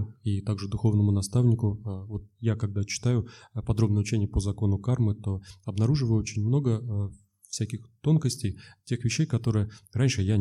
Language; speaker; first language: Russian; native; Russian